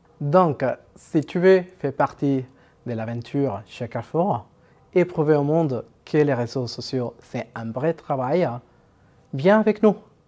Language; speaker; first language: French; non-native, fluent; Spanish